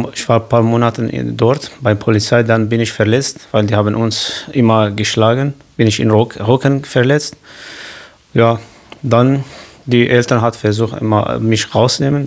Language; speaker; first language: German; non-native, learner; Kurdish